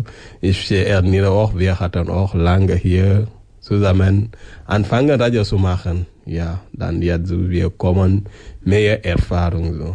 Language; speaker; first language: German; non-native, learner; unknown